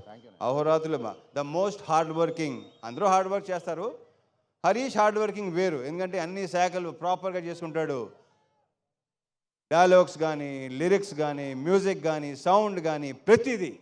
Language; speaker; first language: Telugu; native; Telugu